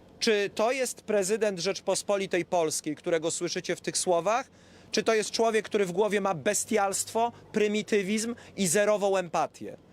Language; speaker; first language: Polish; native; Polish